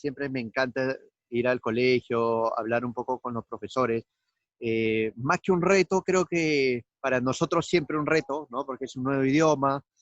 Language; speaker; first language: Spanish; native; Spanish